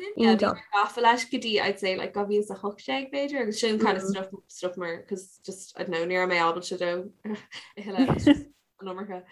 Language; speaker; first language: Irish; non-native, local second language; English